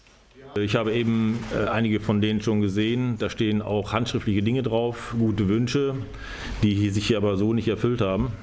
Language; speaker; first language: German; native; German